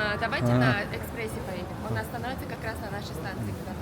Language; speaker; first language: Russian; native; Russian